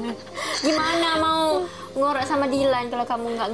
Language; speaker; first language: Indonesian; non-native, learner; Malay